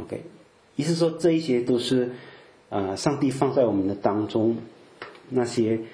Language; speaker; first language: Chinese; native; Chinese